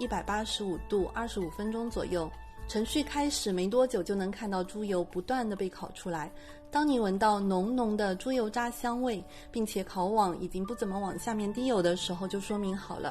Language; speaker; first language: Chinese; native; Chinese